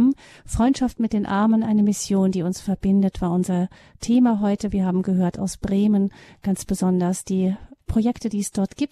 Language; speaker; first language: German; native; German